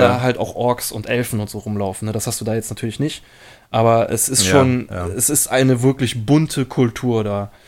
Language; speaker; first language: German; native; German